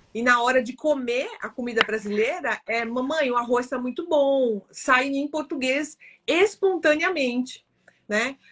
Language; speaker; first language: Portuguese; native; Portuguese